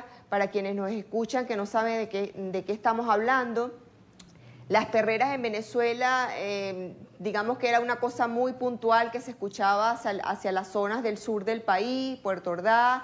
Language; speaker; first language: Spanish; native; Spanish